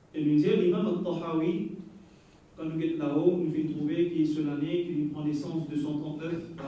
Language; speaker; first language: French; non-native, local second language; Haitian Creole